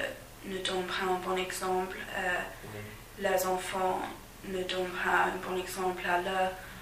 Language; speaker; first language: French; non-native, learner; English